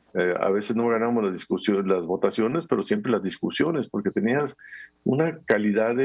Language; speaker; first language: Spanish; native; Spanish